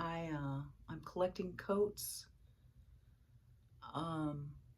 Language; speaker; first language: English; native; English